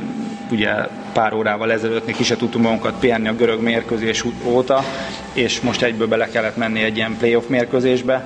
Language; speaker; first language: Hungarian; native; Hungarian